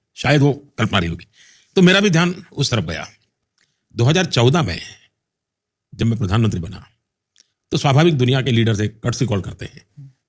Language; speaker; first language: Hindi; non-native, local second language; Gujarati